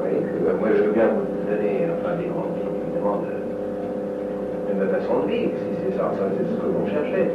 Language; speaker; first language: French; native; French